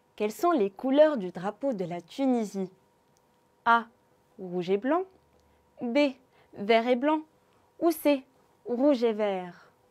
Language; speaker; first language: French; non-native, local second language; Arabic